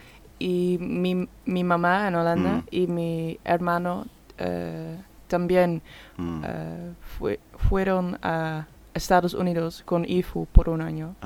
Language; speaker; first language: Spanish; non-native, learner; Dutch